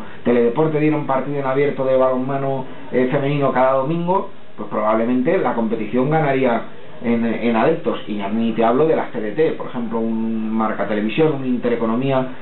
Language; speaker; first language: Spanish; native; Spanish